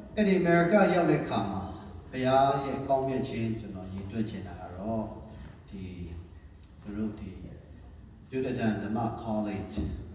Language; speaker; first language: Burmese; non-native, local second language; Tedim Chin